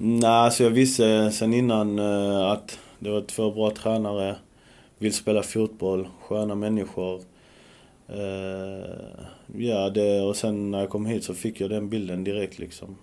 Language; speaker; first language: Swedish; early bilingual, other home language; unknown